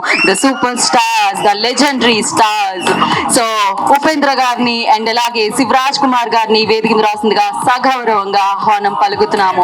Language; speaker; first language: Telugu; native; Telugu